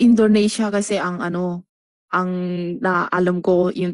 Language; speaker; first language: Filipino; non-native, learner; Chinese